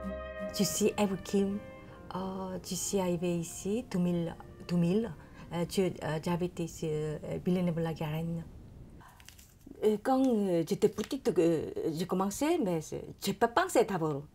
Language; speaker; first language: French; non-native, learner; Korean